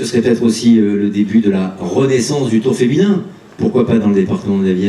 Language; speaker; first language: French; native; French